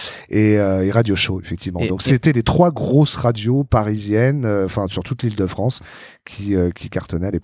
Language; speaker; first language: French; native; French